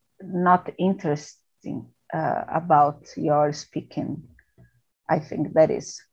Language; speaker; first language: English; non-native, learner; Portuguese